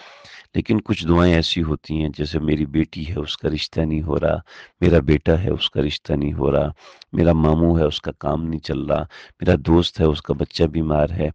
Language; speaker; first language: Urdu; native; Urdu